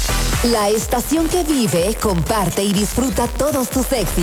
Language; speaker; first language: Spanish; native; Spanish